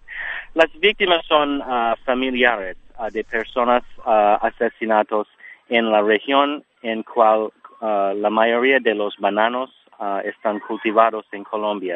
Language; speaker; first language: Spanish; non-native, learner; English